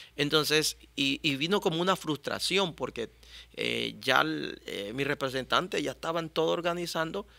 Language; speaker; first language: Spanish; native; Spanish